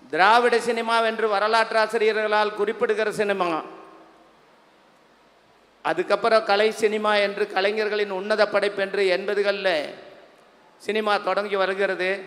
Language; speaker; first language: Tamil; native; Tamil